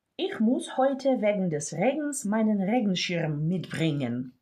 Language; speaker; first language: German; non-native, fluent; Ukrainian